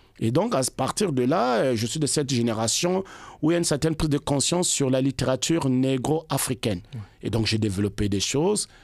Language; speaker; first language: French; non-native, local second language; Kongo